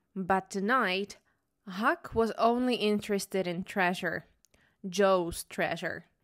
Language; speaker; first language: English; non-native, fluent; Slovak